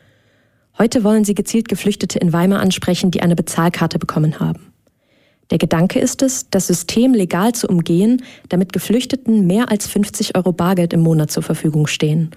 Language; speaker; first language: German; native; German